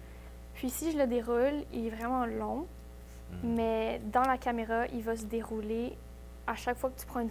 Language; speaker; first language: French; native; French